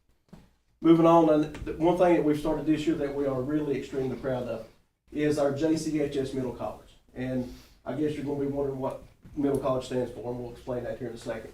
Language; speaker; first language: English; native; English